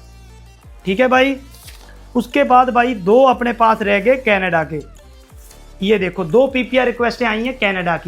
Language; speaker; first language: Hindi; native; Hindi